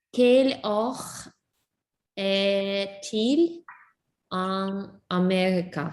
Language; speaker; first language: French; non-native, learner; English